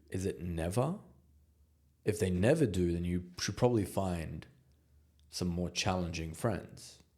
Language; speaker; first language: English; native; English